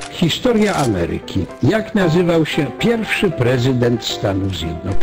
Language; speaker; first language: Polish; native; Polish